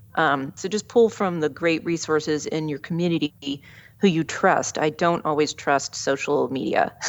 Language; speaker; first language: English; native; English